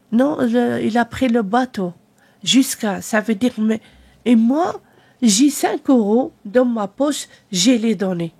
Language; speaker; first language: French; non-native, learner; Arabic